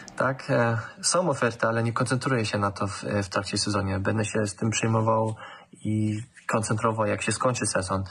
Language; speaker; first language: Polish; early bilingual, heritage; German